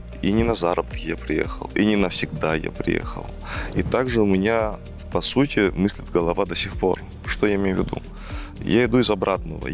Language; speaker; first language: Russian; non-native, fluent; Greek